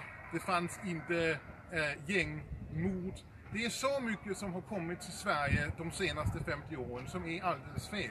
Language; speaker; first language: Swedish; early bilingual, heritage; Danish